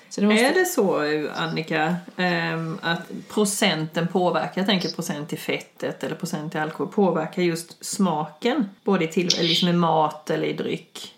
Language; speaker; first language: Swedish; native; Swedish